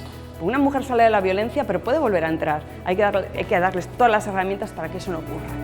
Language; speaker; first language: Spanish; native; Spanish